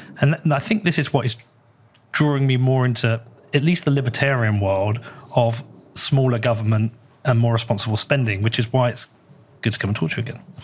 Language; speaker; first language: English; native; English